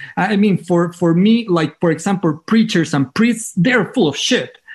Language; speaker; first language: English; non-native, fluent; Spanish